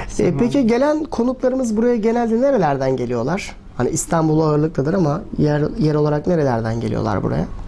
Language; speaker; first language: Turkish; native; Turkish